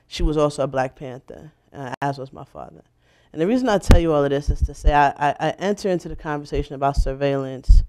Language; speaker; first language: English; native; English